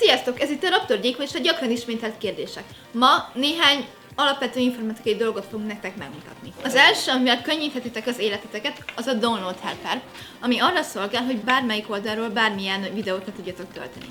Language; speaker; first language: Hungarian; native; Hungarian